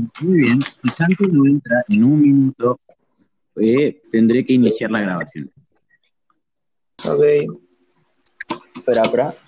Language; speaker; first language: Spanish; native; Spanish